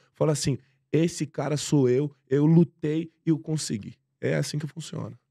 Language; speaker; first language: Portuguese; non-native, fluent; Persian